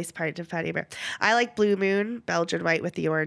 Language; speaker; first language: English; native; English